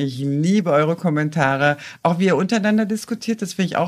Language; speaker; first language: German; native; German